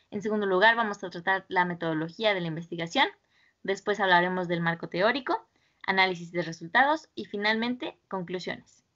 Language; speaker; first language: Spanish; native; Spanish